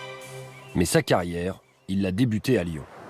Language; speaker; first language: French; native; French